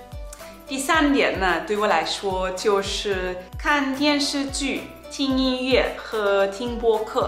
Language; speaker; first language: Chinese; non-native, fluent; German